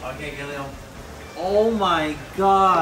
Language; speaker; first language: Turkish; non-native, learner; English